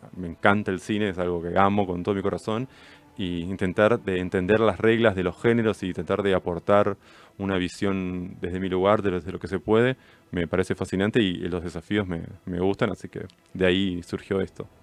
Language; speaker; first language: Spanish; native; Spanish